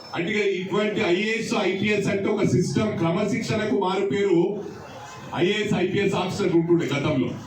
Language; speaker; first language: Telugu; native; Telugu